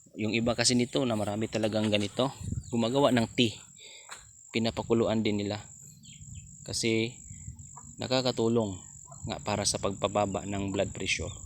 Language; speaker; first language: Filipino; non-native, local second language; Cebuano